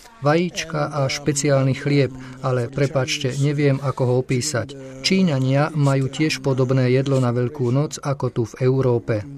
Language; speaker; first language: Slovak; native; Slovak